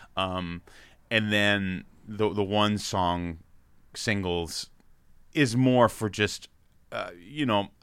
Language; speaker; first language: English; native; English